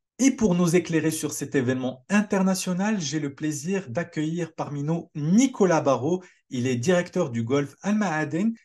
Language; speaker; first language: French; non-native, local second language; Arabic